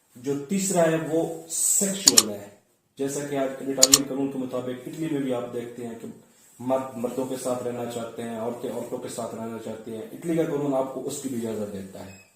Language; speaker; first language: Urdu; non-native, local second language; Punjabi